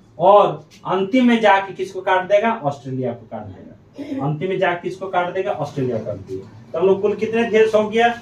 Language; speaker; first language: Hindi; native; Hindi